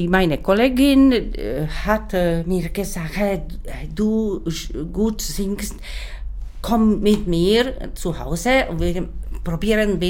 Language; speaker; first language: German; non-native, learner; Czech